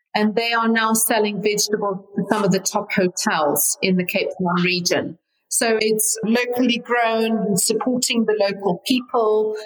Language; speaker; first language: English; native; English